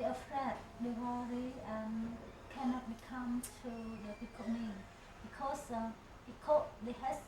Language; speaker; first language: English; non-native, learner; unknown